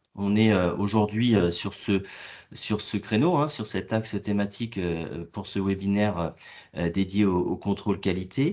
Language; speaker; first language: French; native; French